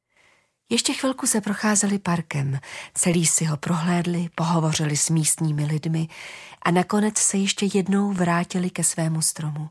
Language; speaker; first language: Czech; native; Czech